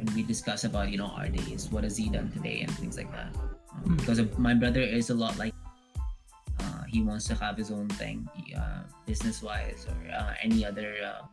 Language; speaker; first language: English; early bilingual, other home language; Hindi